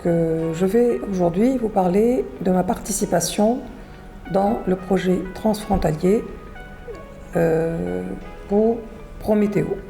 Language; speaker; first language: French; non-native, local second language; Arabic